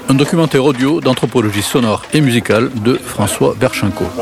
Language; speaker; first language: French; native; French